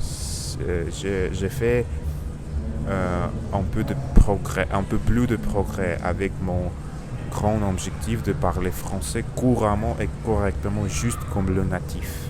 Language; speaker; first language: French; non-native, learner; Russian